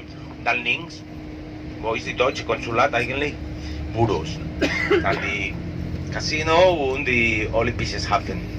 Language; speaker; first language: German; non-native, learner; Catalan